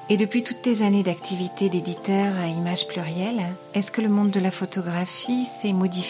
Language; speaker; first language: French; native; French